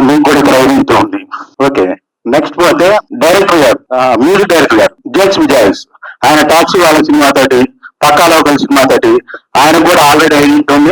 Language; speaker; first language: Telugu; native; Telugu